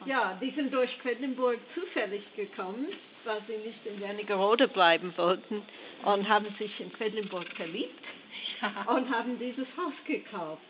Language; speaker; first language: German; non-native, learner; English